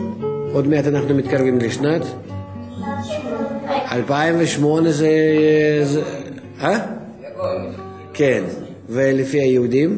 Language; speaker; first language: Hebrew; non-native, fluent; Russian